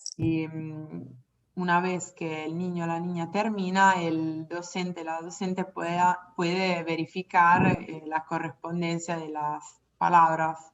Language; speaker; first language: Spanish; non-native, fluent; Italian